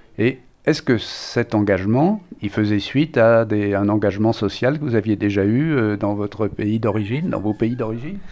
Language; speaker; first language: French; native; French